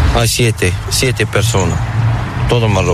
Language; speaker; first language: Spanish; non-native, learner; Arabic